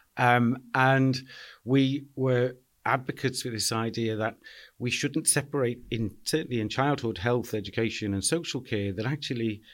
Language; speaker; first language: English; native; English